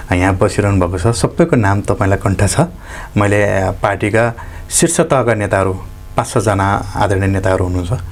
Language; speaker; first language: Nepali; native; Nepali